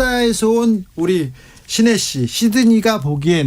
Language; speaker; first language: Korean; native; Korean